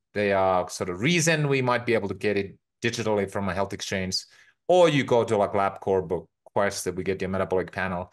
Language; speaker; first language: English; non-native, fluent; Finnish